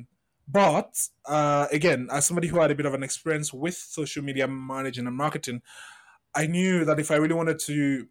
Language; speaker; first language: English; non-native, local second language; Yoruba